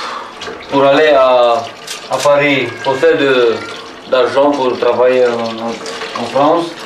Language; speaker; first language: French; non-native, learner; Romanian